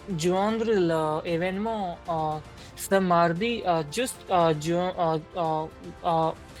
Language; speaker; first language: French; non-native, learner; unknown